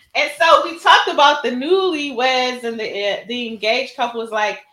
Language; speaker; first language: English; native; English